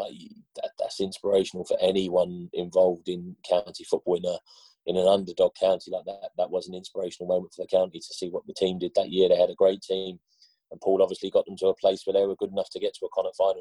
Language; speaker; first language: English; native; English